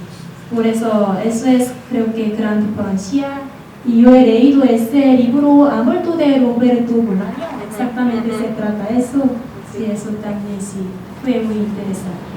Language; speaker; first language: Spanish; non-native, learner; Korean